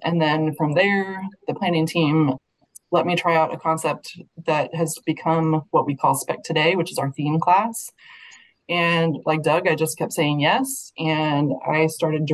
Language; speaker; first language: English; native; English